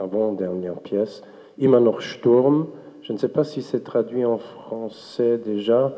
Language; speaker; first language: French; non-native, fluent; German